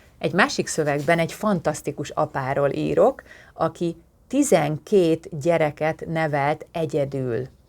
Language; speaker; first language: Hungarian; native; Hungarian